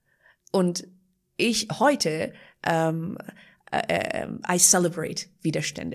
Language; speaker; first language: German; non-native, fluent; Persian